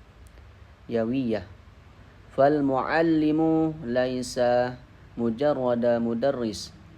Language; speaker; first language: Arabic; non-native, learner; Indonesian